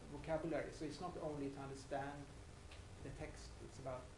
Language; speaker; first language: English; non-native, fluent; Swedish